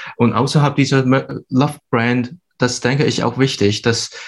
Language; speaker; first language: German; non-native, fluent; Cantonese